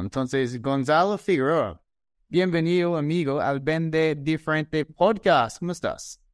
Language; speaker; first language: Spanish; non-native, fluent; English